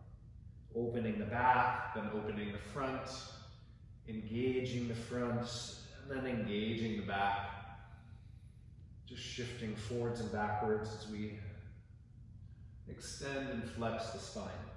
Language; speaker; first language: English; native; English